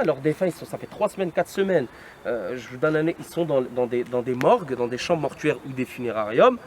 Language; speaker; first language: French; native; French